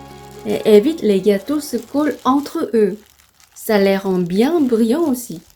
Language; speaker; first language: French; non-native, fluent; Korean